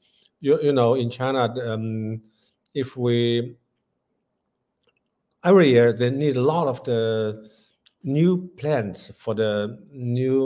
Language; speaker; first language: English; non-native, learner; Chinese